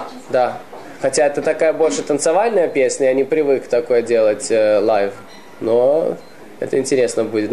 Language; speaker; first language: Russian; early bilingual, heritage; Russian